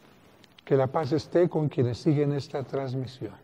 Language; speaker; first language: Spanish; native; Spanish